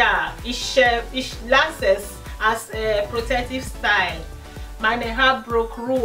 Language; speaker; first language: German; non-native, learner; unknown